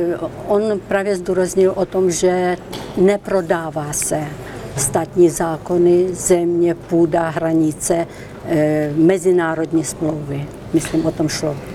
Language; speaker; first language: Czech; non-native, fluent; Ukrainian